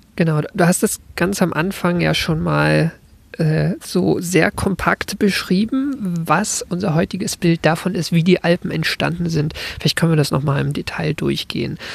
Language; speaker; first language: German; native; German